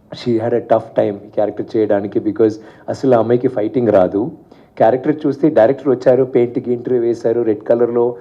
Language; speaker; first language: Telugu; non-native, learner; Tamil